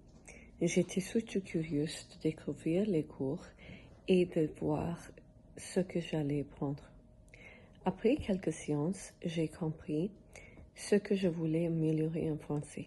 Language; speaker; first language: French; non-native, learner; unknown